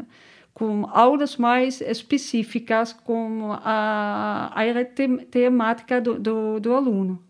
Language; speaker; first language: Portuguese; non-native, learner; Dutch